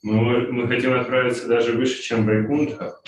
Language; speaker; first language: Russian; native; Russian